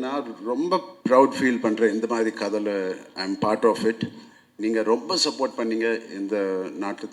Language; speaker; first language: Tamil; non-native, local second language; Telugu